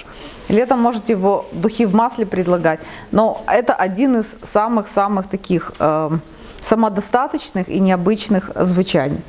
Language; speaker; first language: Russian; native; Russian